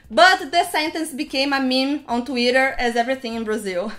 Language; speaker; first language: English; non-native, fluent; Portuguese